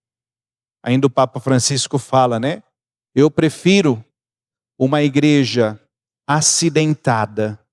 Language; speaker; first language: Portuguese; native; Portuguese